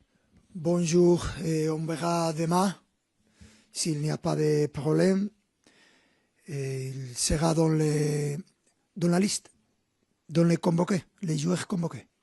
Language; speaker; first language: French; non-native, fluent; Spanish